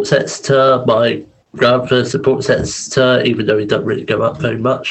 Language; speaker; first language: English; native; English